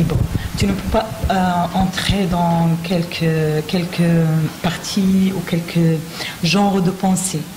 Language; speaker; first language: French; non-native, learner; Arabic